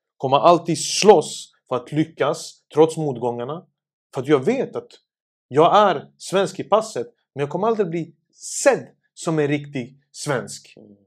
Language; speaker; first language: Swedish; early bilingual, other home language; Serbian